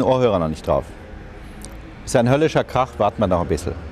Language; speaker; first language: German; native; German